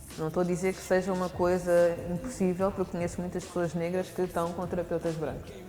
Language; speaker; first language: Portuguese; native; Portuguese